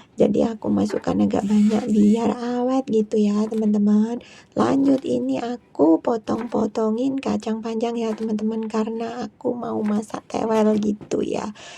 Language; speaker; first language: Indonesian; non-native, local second language; Javanese